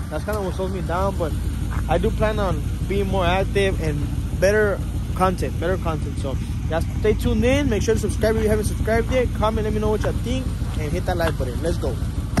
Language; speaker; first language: English; early bilingual, other home language; Spanish